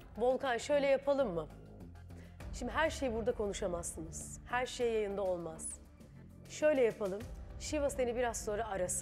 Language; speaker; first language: Turkish; native; Turkish